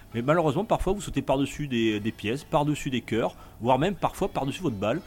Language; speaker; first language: French; native; French